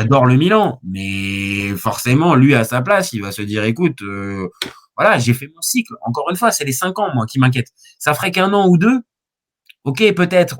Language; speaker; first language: French; native; French